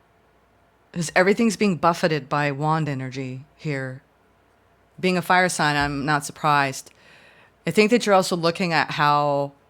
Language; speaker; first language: English; native; English